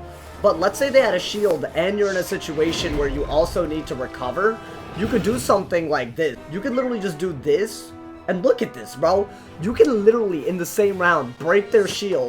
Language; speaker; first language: English; native; English